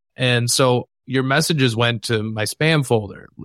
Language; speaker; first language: English; native; English